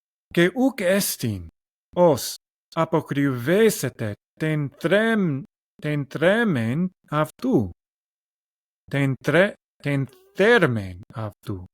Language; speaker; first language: Greek; non-native, learner; English